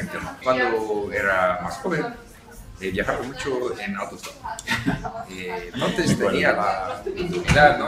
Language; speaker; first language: Spanish; non-native, fluent; English